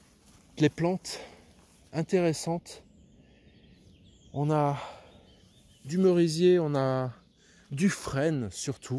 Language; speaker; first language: French; native; French